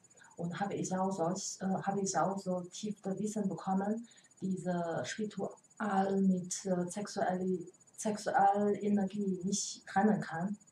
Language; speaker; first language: German; non-native, learner; Chinese